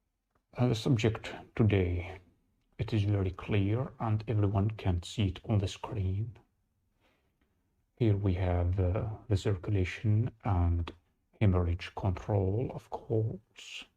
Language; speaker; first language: English; non-native, fluent; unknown